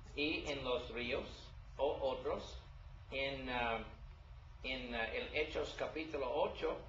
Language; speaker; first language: Spanish; non-native, learner; English